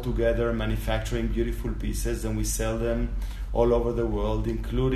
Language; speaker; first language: English; non-native, fluent; Spanish